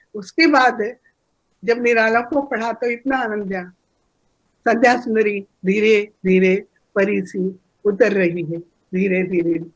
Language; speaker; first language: Hindi; non-native, local second language; Telugu